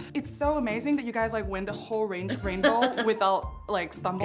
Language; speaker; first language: English; non-native, fluent; Thai